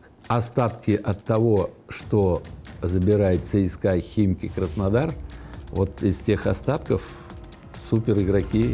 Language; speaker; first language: Russian; native; Russian